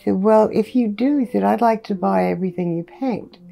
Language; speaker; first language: English; native; English